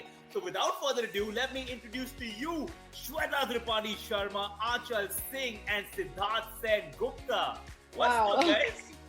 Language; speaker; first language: English; non-native, local second language; Hindi